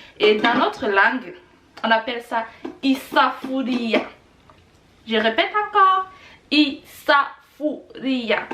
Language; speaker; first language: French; non-native, local second language; Kinyarwanda